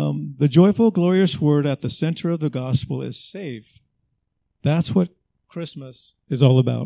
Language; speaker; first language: English; native; English